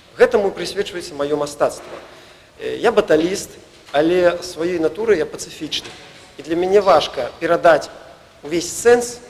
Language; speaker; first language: Belarusian; native; Belarusian